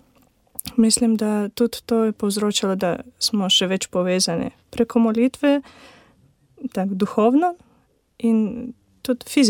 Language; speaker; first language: Slovenian; non-native, learner; Ukrainian